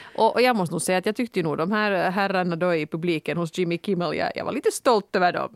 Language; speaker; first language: Swedish; native; Swedish